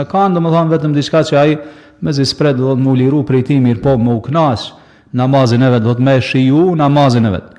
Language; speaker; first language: Albanian; native; Albanian